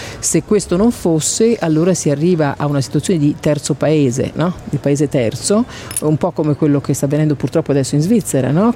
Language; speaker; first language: Italian; native; Italian